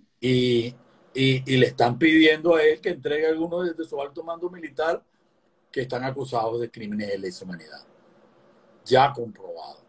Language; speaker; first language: Spanish; native; Spanish